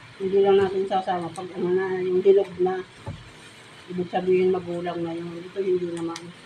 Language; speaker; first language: Filipino; non-native, local second language; Bikol